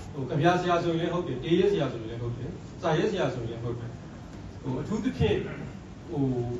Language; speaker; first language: Burmese; non-native, local second language; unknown